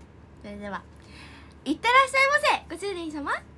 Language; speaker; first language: Japanese; native; Japanese